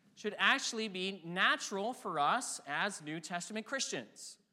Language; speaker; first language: English; native; English